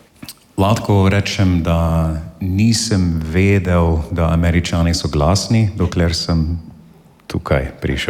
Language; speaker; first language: Slovenian; non-native, fluent; English